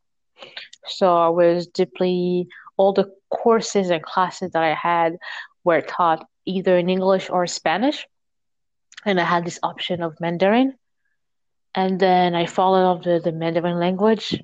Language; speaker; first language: English; non-native, fluent; French